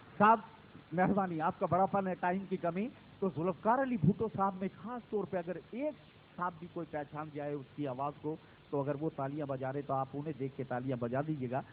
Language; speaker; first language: Urdu; native; Urdu